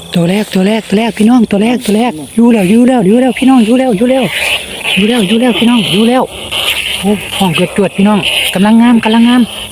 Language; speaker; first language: Thai; native; Thai